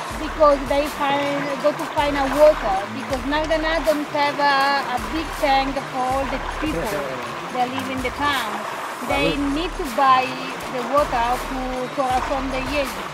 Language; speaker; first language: English; non-native, learner; Italian